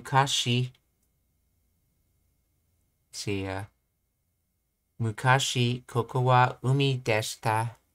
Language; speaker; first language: Japanese; non-native, learner; English